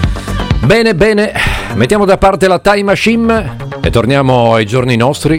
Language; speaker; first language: Italian; native; Italian